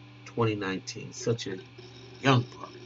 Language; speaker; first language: English; native; English